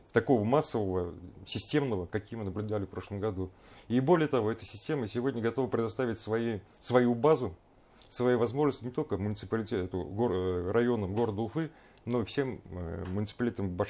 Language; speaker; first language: Russian; native; Russian